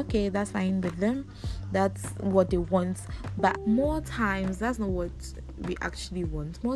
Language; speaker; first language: English; non-native, local second language; Akan